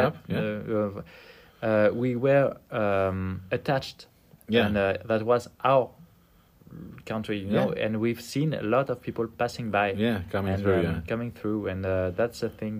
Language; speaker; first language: English; non-native, fluent; French